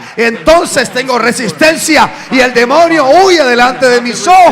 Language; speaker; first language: Spanish; native; Spanish